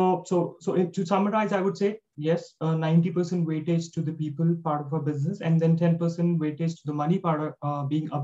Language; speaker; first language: English; non-native, local second language; Hindi